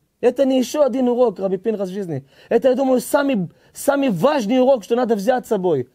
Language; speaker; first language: Russian; early bilingual, heritage; Hebrew